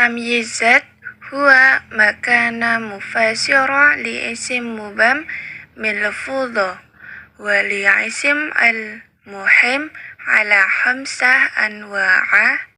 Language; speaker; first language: Arabic; non-native, learner; Indonesian